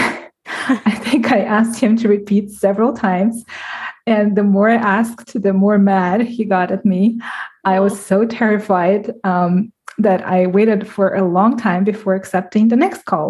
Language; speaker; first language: English; non-native, fluent; Russian